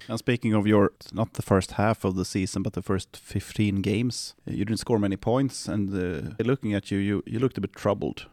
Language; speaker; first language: English; non-native, fluent; Swedish